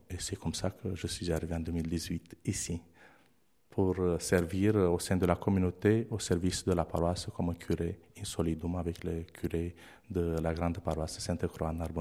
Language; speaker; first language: French; non-native, fluent; Romanian